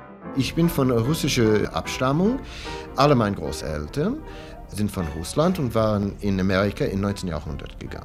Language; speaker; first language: German; non-native, learner; English